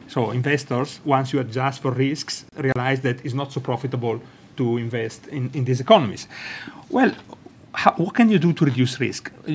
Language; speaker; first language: English; non-native, fluent; Italian